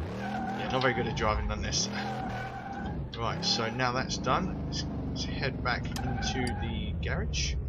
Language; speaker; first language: English; native; English